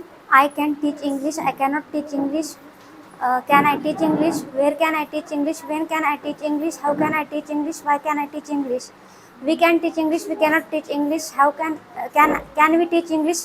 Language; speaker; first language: English; non-native, learner; Marathi